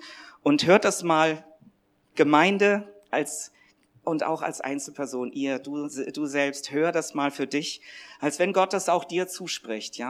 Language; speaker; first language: German; native; German